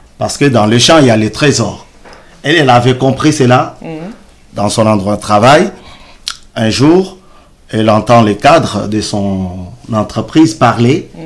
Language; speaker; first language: French; non-native, local second language; Luba-Lulua